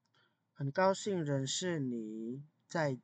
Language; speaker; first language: Chinese; non-native, fluent; Indonesian